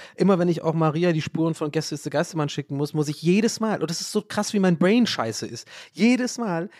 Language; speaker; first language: German; early bilingual, other home language; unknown